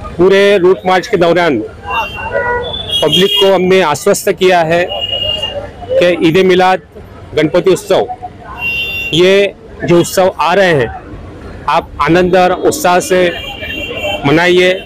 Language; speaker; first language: Hindi; non-native, local second language; Marathi